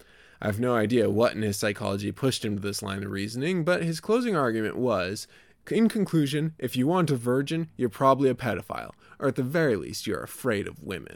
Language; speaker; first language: English; native; English